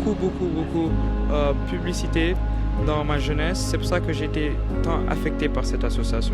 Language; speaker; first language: French; non-native, local second language; Wolof